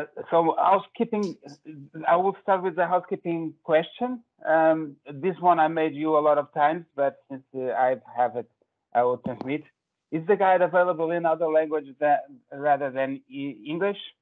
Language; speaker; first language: English; non-native, fluent; Portuguese